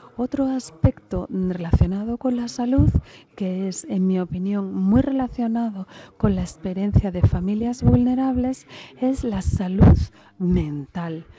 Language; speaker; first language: Spanish; non-native, fluent; English